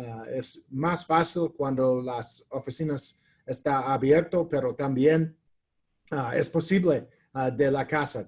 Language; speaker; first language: Spanish; non-native, learner; English